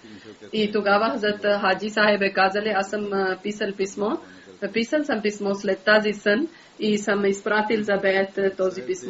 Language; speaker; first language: Bulgarian; native; Bulgarian